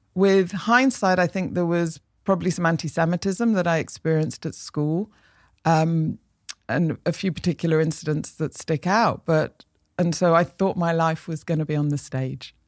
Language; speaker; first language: English; native; English